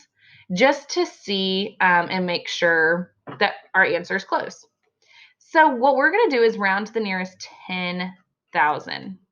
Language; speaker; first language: English; native; English